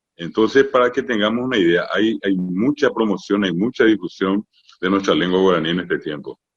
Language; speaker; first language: Spanish; non-native, local second language; Guarani